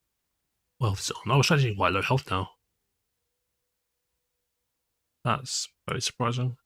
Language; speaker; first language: English; native; English